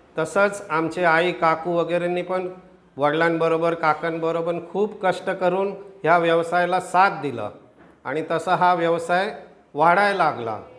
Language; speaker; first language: Marathi; non-native, local second language; Gujarati